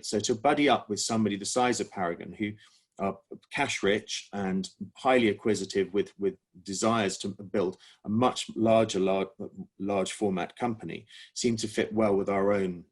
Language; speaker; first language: English; native; English